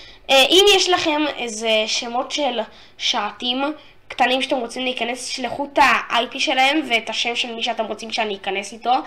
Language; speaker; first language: Hebrew; native; Hebrew